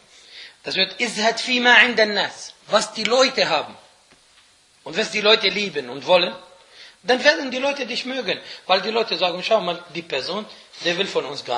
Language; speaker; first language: German; non-native, fluent; Arabic